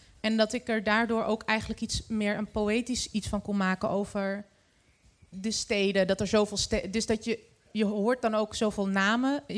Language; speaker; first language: Dutch; early bilingual, other home language; Arabic